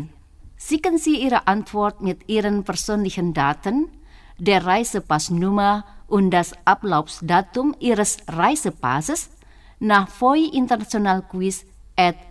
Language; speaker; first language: German; non-native, fluent; Indonesian